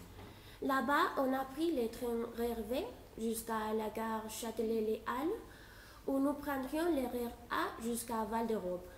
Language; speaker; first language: French; non-native, fluent; Spanish